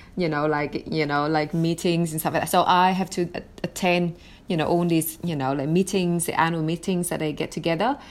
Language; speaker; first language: English; non-native, fluent; Vietnamese